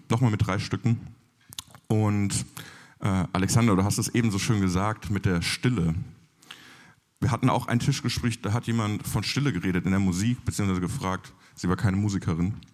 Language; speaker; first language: German; native; German